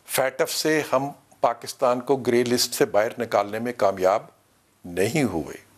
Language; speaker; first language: Urdu; non-native, local second language; Punjabi